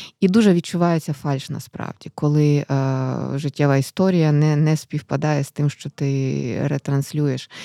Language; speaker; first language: Ukrainian; native; Ukrainian